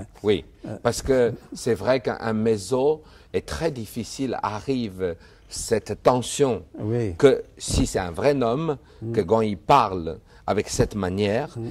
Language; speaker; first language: French; non-native, fluent; Chinese